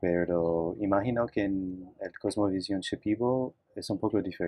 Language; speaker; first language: Spanish; non-native, fluent; English